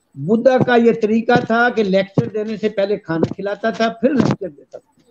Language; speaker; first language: Urdu; non-native, local second language; Punjabi